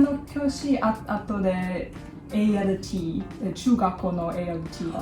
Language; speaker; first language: Japanese; non-native, learner; English